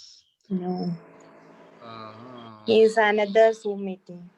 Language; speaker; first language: English; non-native, learner; Malayalam